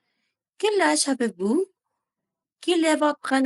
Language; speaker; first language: French; non-native, learner; Spanish